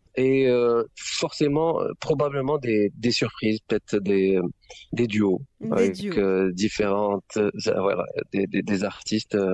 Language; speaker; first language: French; non-native, local second language; Arabic